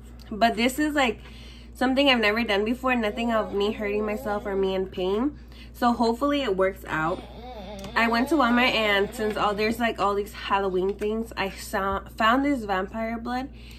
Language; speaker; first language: English; early bilingual, other home language; Spanish